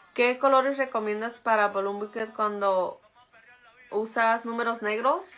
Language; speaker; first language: Spanish; early bilingual, heritage; Spanish